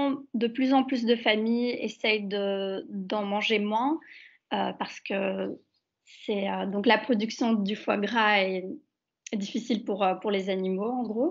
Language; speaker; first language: French; native; French